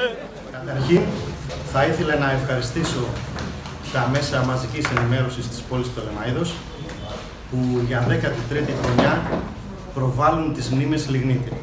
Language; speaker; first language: Greek; native; Greek